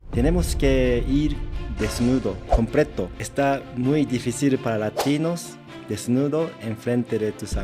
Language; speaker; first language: Spanish; non-native, learner; Japanese